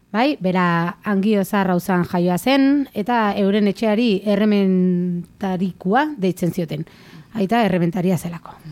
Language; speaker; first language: Basque; native; Basque